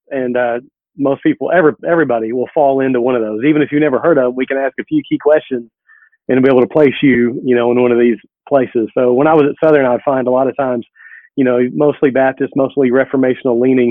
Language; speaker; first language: English; native; English